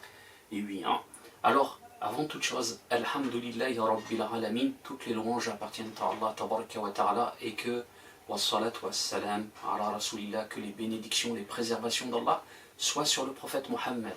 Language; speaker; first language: French; native; French